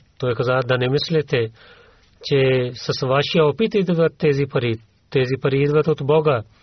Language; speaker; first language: Bulgarian; non-native, learner; Urdu